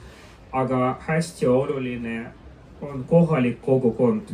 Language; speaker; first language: Estonian; non-native, local second language; Russian